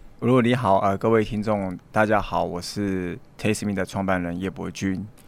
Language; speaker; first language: Chinese; native; Chinese